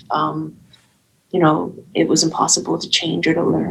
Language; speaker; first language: English; native; English